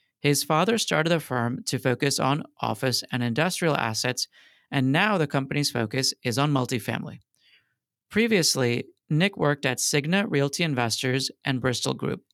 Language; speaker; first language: English; native; English